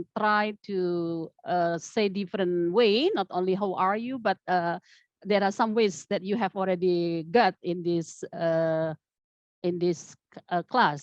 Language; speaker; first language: English; non-native, fluent; Indonesian